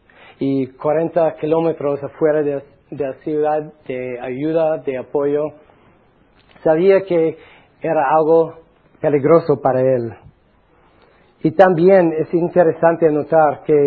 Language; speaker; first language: Spanish; non-native, fluent; English